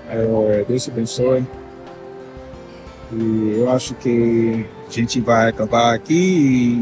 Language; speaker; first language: Portuguese; non-native, fluent; English